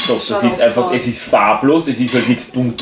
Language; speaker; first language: German; native; German